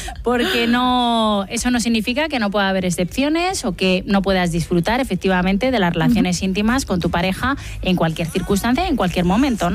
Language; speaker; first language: Spanish; native; Spanish